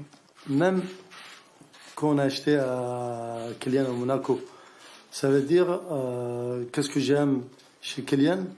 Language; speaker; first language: French; non-native, learner; Arabic